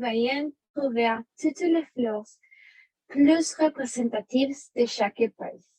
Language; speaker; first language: French; non-native, learner; Spanish